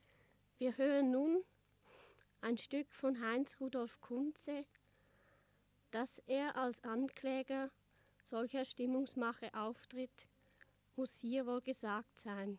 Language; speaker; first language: German; native; German